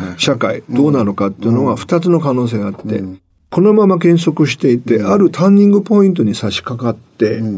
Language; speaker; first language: Japanese; non-native, fluent; Chinese